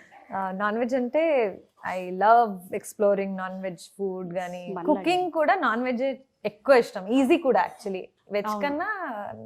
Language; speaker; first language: Telugu; non-native, fluent; Kannada